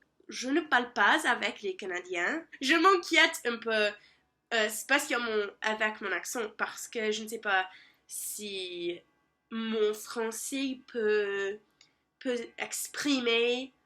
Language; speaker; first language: French; non-native, learner; English